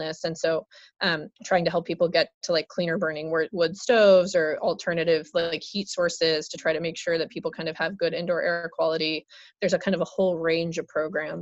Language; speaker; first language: English; native; English